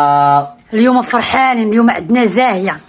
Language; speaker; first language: Arabic; native; Arabic